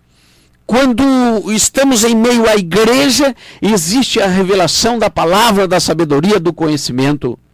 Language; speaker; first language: Portuguese; native; Portuguese